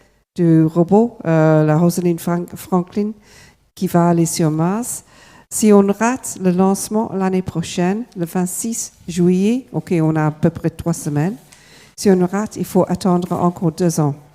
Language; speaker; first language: French; non-native, fluent; English